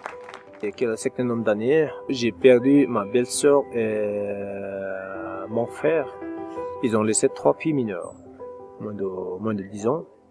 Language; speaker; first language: French; non-native, fluent; Nepali